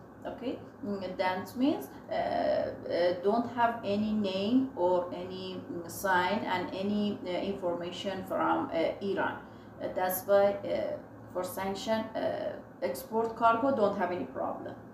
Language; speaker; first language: English; non-native, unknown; Persian